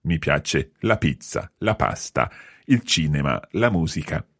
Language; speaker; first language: Italian; non-native, fluent; English